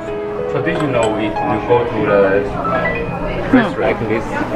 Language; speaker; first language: English; non-native, learner; Chinese